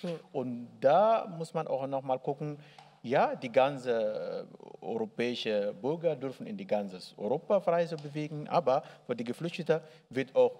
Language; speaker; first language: German; non-native, learner; Arabic